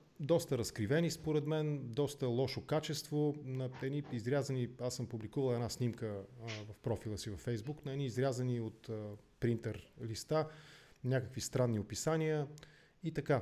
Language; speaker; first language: Bulgarian; native; Bulgarian